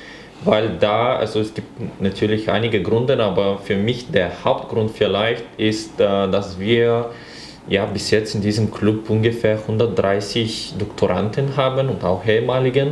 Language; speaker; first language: German; non-native, fluent; Bulgarian